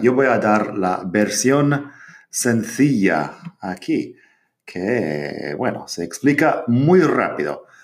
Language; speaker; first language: Spanish; non-native, fluent; English